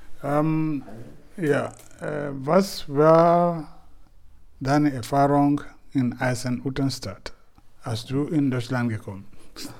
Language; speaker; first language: German; non-native, learner; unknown